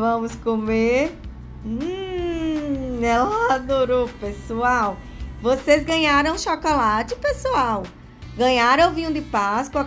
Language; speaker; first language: Portuguese; native; Portuguese